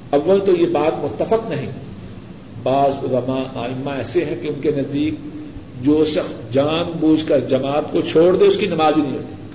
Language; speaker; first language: Urdu; non-native, local second language; Punjabi